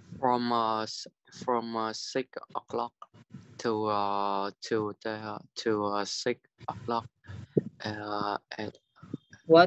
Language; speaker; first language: English; non-native, learner; Vietnamese